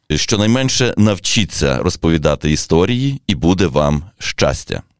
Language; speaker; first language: Ukrainian; native; Ukrainian